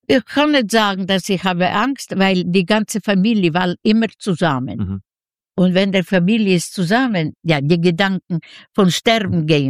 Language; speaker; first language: German; non-native, learner; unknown